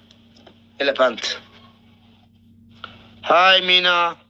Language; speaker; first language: English; non-native, learner; Oromo